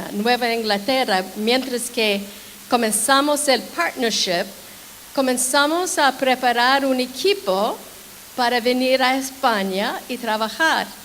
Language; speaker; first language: Spanish; non-native, fluent; English